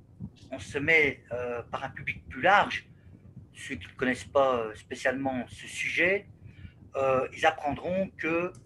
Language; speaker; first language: French; native; French